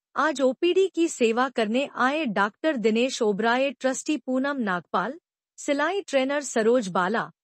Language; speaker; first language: Hindi; non-native, local second language; Punjabi